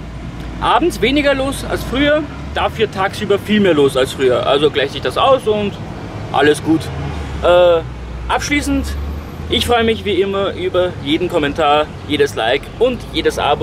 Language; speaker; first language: German; native; German